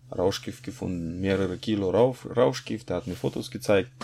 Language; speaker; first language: German; non-native, fluent; Russian